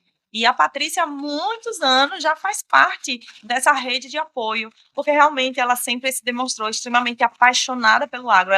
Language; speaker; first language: Portuguese; native; Portuguese